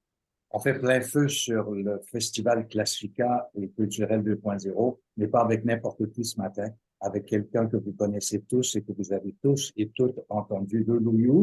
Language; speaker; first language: French; native; French